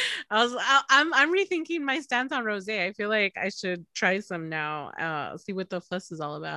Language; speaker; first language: English; early bilingual, other home language; Spanish